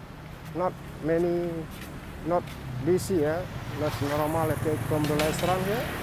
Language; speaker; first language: English; non-native, learner; Indonesian